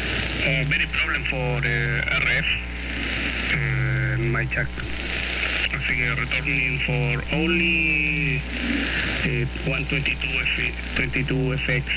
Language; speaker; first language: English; non-native, learner; Spanish